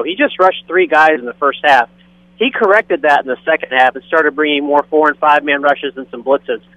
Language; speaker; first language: English; native; English